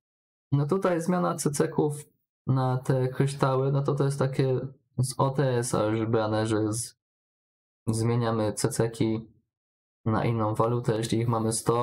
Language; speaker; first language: Polish; native; Polish